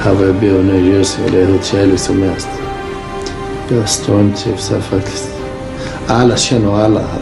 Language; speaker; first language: Swedish; early bilingual, other home language; Bosnian